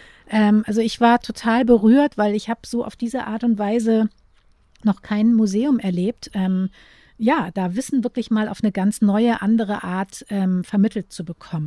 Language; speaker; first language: German; native; German